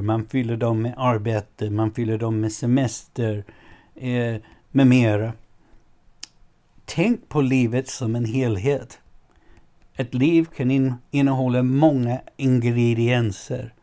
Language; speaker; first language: Swedish; non-native, fluent; English